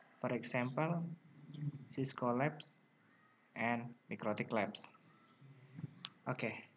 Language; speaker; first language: English; non-native, learner; Indonesian